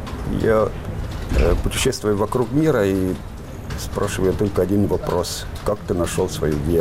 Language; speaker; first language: Russian; non-native, fluent; Estonian